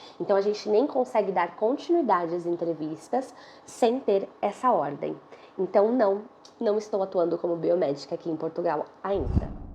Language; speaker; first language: Portuguese; native; Portuguese